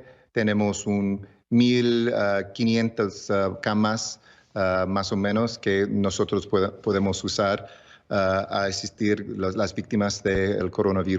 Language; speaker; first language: Spanish; early bilingual, heritage; English